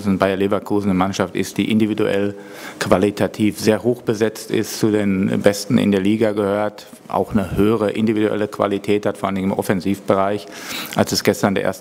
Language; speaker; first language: German; native; German